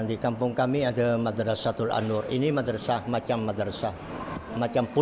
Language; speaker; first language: Indonesian; non-native, fluent; Western Cham